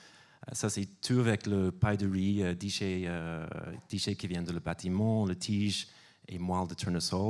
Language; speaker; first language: French; non-native, fluent; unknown